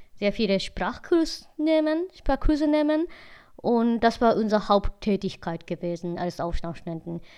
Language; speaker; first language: German; native; German